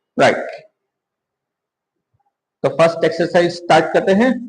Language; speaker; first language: Hindi; native; Hindi